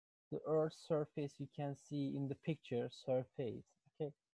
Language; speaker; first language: English; non-native, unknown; Turkish